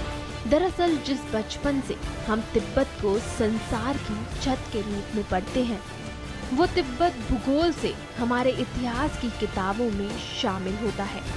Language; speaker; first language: Hindi; native; Hindi